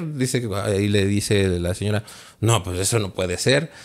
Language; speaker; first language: Spanish; native; Spanish